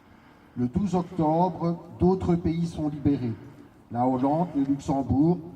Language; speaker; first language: French; native; French